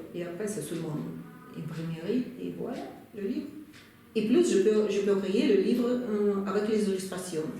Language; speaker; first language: French; non-native, learner; Russian